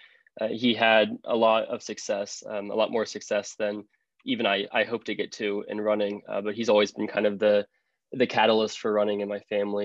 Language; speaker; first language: English; native; English